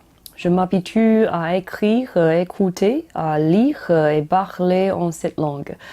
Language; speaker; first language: French; non-native, learner; Chinese